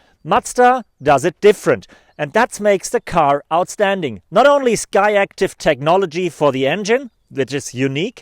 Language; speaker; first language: English; non-native, fluent; German